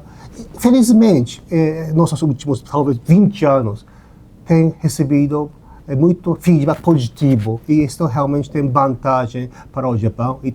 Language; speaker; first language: Portuguese; non-native, learner; Japanese